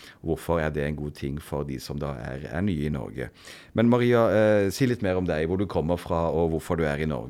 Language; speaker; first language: Norwegian; native; Norwegian